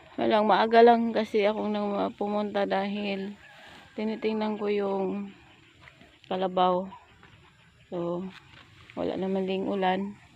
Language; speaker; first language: Filipino; non-native, local second language; Cebuano